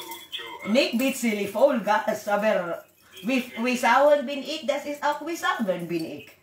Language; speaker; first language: German; non-native, learner; Waray